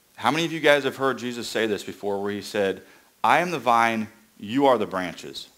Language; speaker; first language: English; native; English